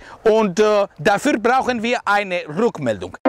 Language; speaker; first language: German; non-native, fluent; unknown